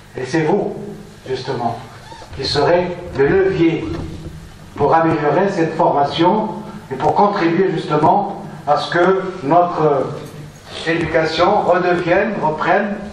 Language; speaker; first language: French; non-native, local second language; Arabic